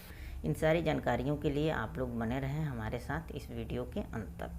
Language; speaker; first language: Hindi; native; Hindi